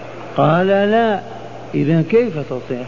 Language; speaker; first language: Arabic; native; Arabic